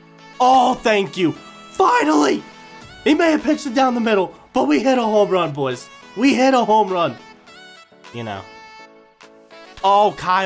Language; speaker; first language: English; native; English